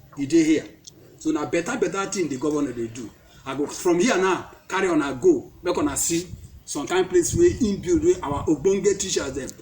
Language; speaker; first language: Nigerian Pidgin; non-native, local second language; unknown